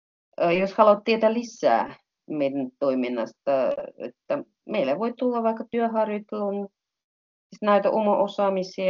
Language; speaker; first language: Finnish; non-native, fluent; Russian